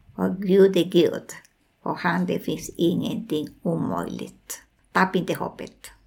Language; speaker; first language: Swedish; non-native, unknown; Spanish